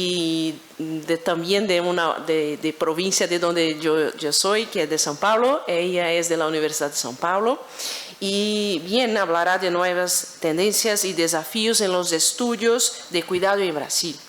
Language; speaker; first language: Spanish; non-native, fluent; Portuguese